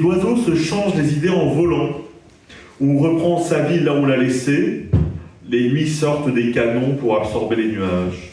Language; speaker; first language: French; native; French